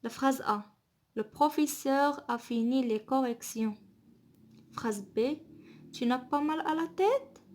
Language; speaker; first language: French; non-native, local second language; Arabic